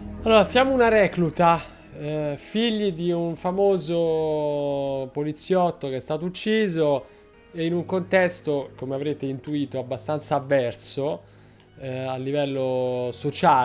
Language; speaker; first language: Italian; native; Italian